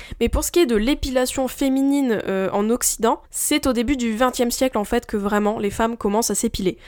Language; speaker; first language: French; native; French